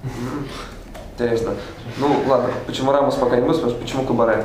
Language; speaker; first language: Russian; native; Russian